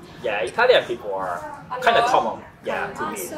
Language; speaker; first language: English; non-native, learner; Japanese